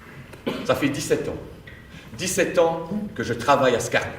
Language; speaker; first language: French; native; French